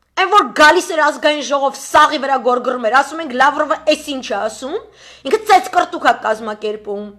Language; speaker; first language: Armenian; native; Armenian